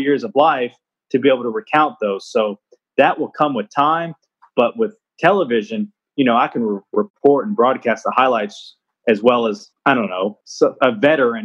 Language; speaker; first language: English; native; English